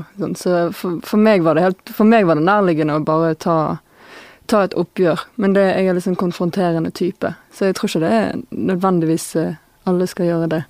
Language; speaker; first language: Norwegian; native; Norwegian